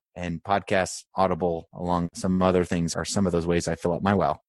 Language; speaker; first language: English; native; English